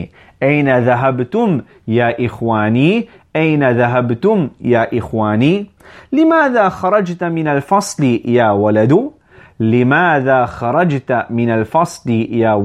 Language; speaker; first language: Arabic; non-native, fluent; English